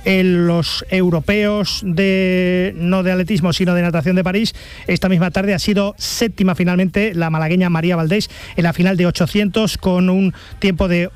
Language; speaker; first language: Spanish; native; Spanish